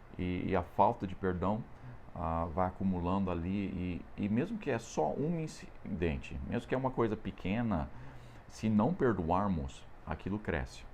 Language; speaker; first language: Portuguese; non-native, fluent; English